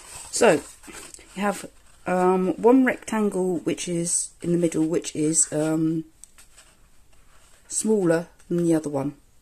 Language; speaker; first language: English; native; English